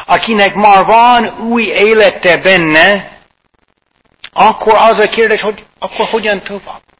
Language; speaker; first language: Hungarian; non-native, fluent; English